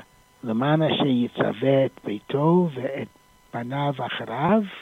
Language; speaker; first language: Hebrew; non-native, fluent; English